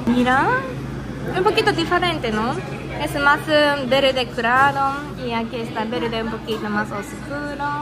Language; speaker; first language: Spanish; non-native, learner; Japanese